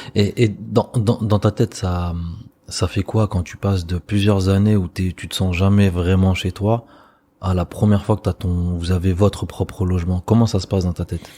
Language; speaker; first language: French; native; French